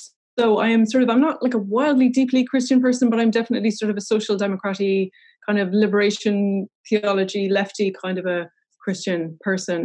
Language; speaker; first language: English; native; English